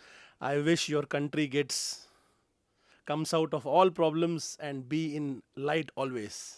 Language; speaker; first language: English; non-native, local second language; Kannada